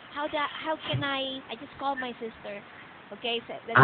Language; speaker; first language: English; non-native, local second language; Filipino